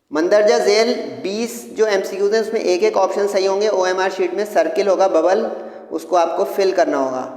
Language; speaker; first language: Urdu; native; Urdu